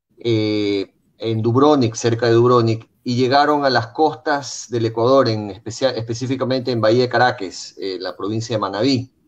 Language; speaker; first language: Spanish; native; Spanish